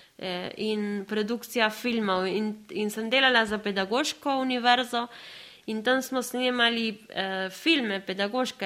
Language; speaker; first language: Slovenian; early bilingual, other home language; Spanish